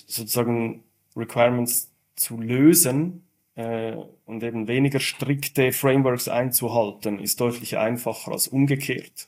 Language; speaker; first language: German; native; German